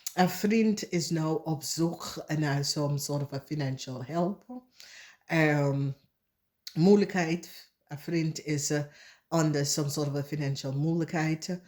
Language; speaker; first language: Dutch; non-native, fluent; English